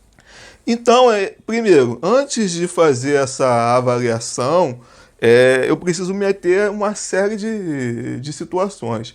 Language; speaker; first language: Portuguese; native; Portuguese